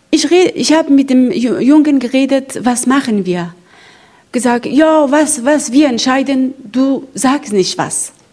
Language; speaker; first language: German; non-native, learner; Persian